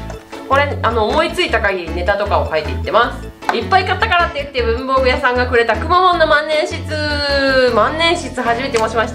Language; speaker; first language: Japanese; native; Japanese